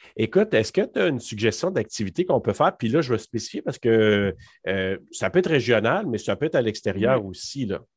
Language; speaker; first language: French; native; French